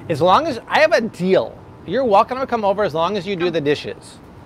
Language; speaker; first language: English; native; English